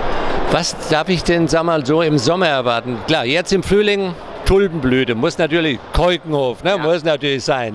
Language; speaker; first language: German; native; German